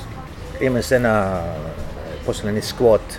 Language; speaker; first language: Greek; non-native, fluent; English